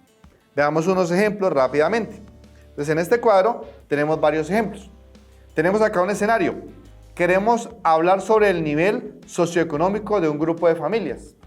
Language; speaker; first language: Spanish; native; Spanish